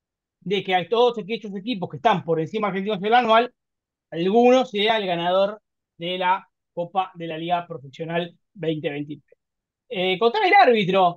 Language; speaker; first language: Spanish; native; Spanish